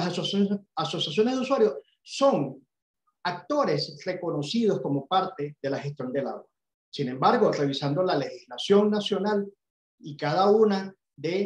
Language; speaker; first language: Spanish; native; Spanish